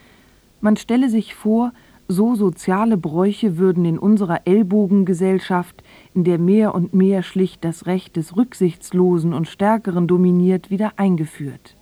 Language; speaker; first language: German; native; German